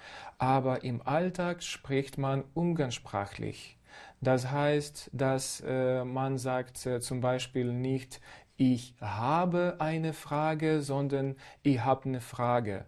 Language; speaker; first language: German; non-native, fluent; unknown